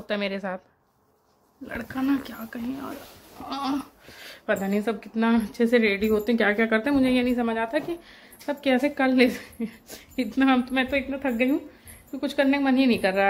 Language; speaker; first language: Hindi; native; Hindi